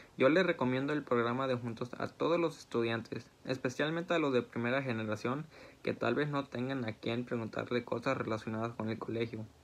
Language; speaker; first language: Spanish; early bilingual, heritage; Spanish